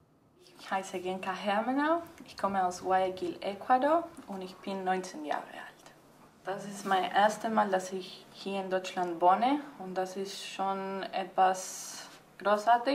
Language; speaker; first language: German; early bilingual, heritage; Spanish